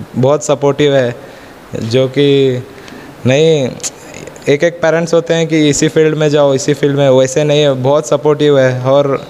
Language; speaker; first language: Hindi; non-native, local second language; Kannada